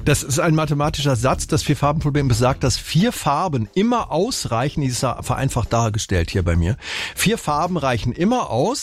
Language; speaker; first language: German; native; German